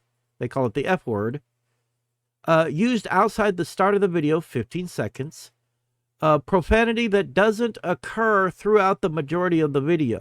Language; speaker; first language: English; native; English